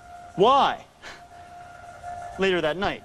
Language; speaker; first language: English; native; English